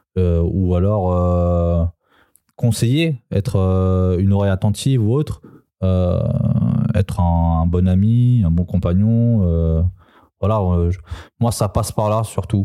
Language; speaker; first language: French; early bilingual, other home language; Serbian